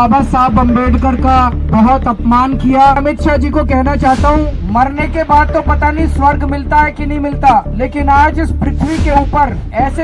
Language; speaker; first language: Hindi; native; Hindi